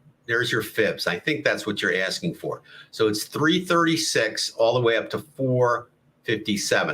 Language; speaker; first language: English; native; English